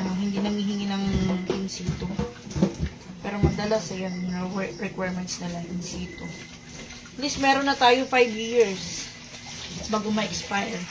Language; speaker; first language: Filipino; non-native, local second language; Cebuano